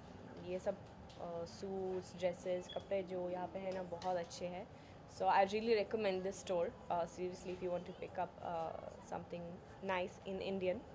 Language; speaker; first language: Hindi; non-native, fluent; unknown